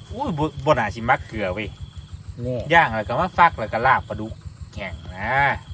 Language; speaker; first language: Thai; native; Thai